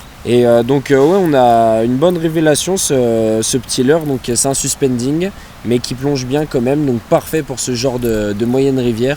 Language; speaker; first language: French; native; French